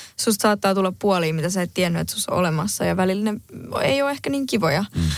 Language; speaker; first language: Finnish; early bilingual, heritage; Spanish